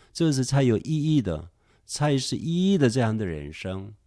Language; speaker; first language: Chinese; non-native, fluent; Korean